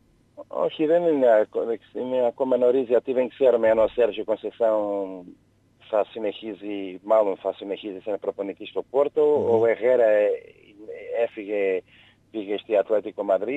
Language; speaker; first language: Greek; non-native, learner; Portuguese